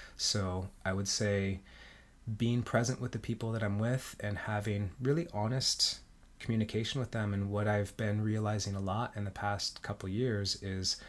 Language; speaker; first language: English; early bilingual, heritage; Spanish